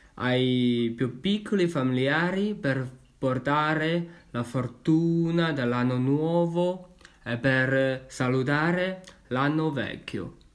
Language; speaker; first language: Italian; non-native, learner; Chinese